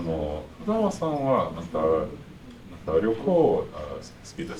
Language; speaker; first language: Japanese; non-native, fluent; English